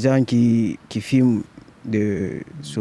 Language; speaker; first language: French; non-native, fluent; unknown